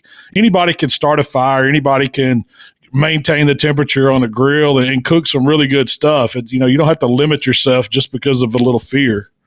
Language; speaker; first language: English; native; English